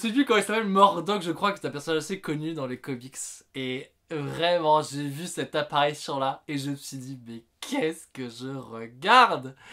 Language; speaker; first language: French; native; French